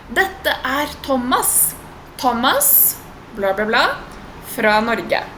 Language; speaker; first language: Norwegian; non-native, fluent; Portuguese